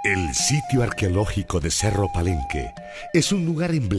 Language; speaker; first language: Spanish; native; Spanish